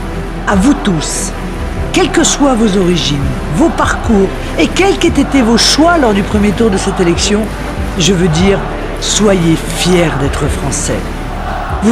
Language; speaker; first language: French; native; French